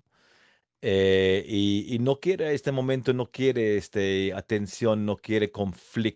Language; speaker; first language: Spanish; non-native, fluent; English